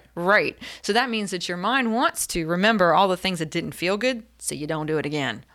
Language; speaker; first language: English; native; English